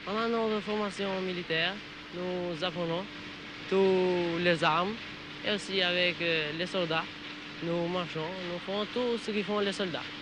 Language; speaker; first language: French; non-native, learner; Albanian